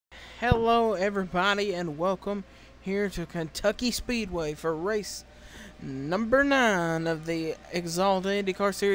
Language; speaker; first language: English; native; English